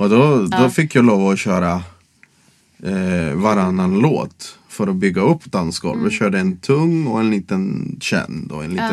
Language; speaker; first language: Swedish; non-native, fluent; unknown